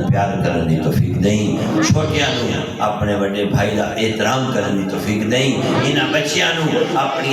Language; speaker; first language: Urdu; non-native, local second language; Punjabi